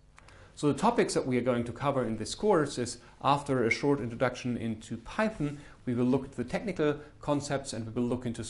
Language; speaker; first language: English; non-native, fluent; German